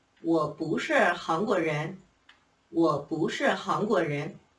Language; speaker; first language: Chinese; non-native, fluent; Korean